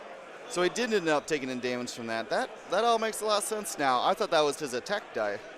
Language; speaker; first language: English; native; English